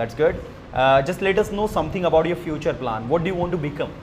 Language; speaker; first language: English; non-native, fluent; Hindi